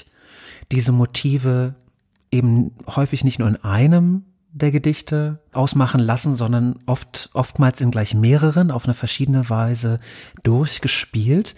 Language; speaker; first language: German; native; German